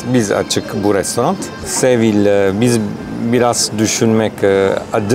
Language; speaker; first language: Turkish; non-native, learner; Italian